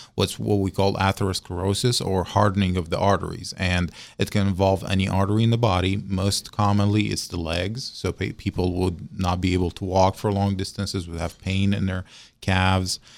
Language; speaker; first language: English; non-native, fluent; Arabic